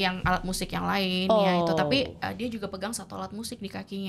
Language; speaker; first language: Indonesian; native; Indonesian